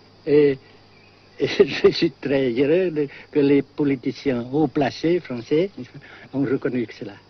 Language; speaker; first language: French; non-native, fluent; Vietnamese